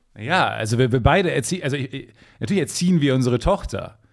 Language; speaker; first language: German; native; German